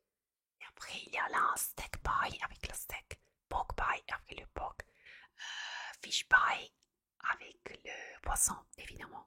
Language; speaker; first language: French; non-native, fluent; Italian